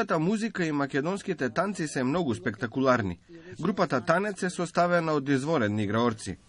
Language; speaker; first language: Macedonian; non-native, fluent; English